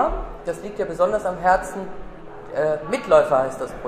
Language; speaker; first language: German; native; German